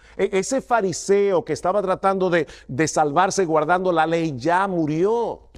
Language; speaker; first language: Spanish; native; Spanish